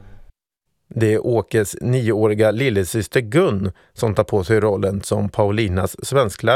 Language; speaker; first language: Swedish; native; Swedish